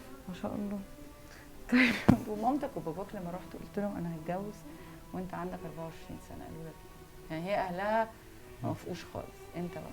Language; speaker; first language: Arabic; native; Arabic